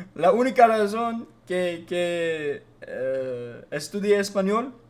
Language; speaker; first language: Spanish; non-native, learner; English